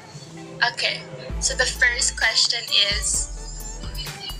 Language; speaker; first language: English; non-native, local second language; Filipino